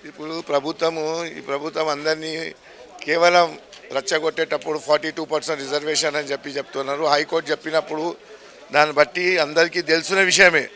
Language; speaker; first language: Telugu; non-native, local second language; Gujarati